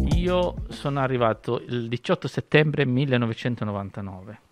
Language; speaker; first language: Italian; non-native, fluent; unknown